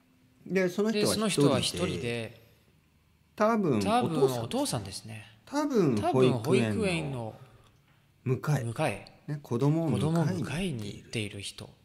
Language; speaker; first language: Japanese; non-native, learner; French